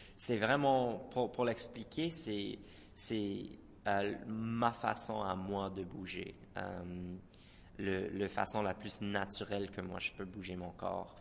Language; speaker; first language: French; non-native, local second language; English